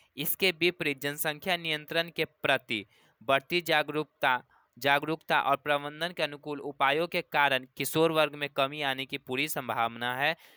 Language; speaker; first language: Hindi; native; Hindi